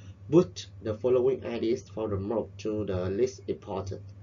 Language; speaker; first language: English; non-native, fluent; Vietnamese